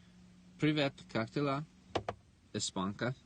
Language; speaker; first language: Russian; non-native, learner; English